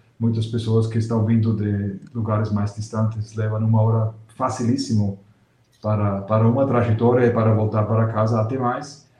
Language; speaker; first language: Portuguese; non-native, fluent; German